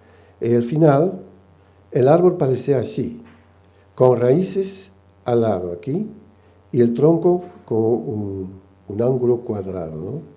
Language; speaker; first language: Spanish; non-native, fluent; French